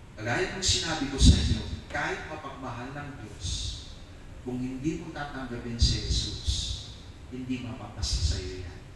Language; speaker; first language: Filipino; non-native, local second language; Iloko